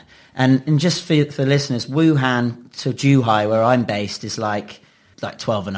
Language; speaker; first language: English; native; English